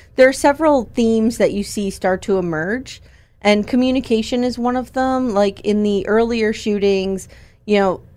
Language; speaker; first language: English; native; English